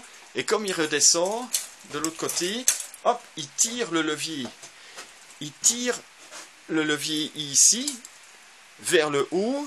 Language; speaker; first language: French; native; French